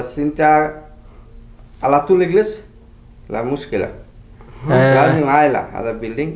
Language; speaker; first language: Arabic; non-native, learner; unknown